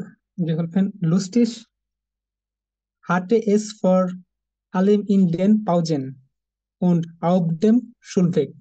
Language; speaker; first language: German; non-native, learner; Bangla